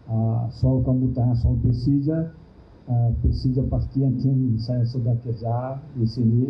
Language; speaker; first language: Indonesian; non-native, fluent; Thai